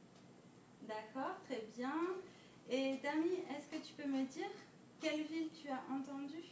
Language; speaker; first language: French; non-native, fluent; Dutch